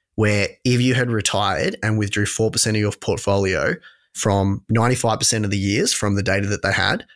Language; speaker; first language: English; native; English